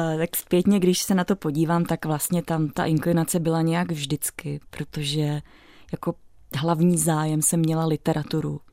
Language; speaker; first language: Czech; native; Czech